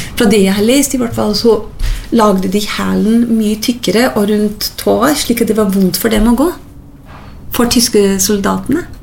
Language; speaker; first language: Norwegian; non-native, fluent; English